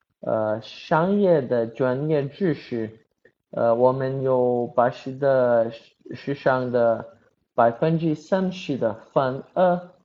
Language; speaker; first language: Chinese; non-native, learner; Portuguese